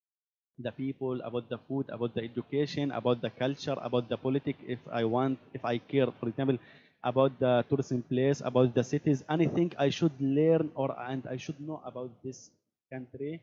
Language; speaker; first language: English; non-native, learner; Arabic